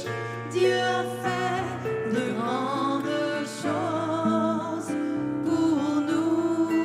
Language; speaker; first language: French; native; French